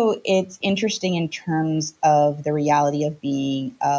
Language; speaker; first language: English; native; English